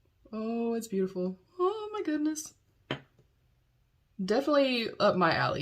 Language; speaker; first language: English; native; English